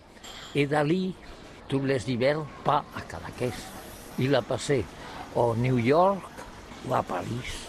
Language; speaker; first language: French; non-native, learner; Catalan